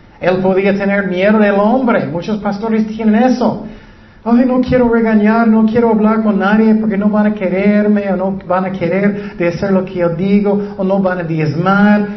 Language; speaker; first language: Spanish; non-native, learner; English